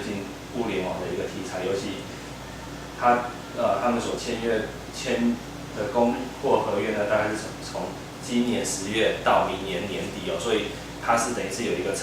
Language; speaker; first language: Chinese; native; Chinese